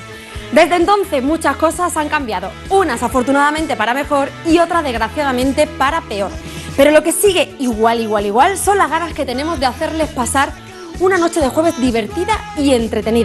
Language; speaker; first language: Spanish; native; Spanish